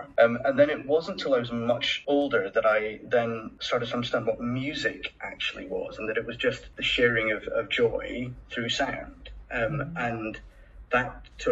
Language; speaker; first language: English; native; English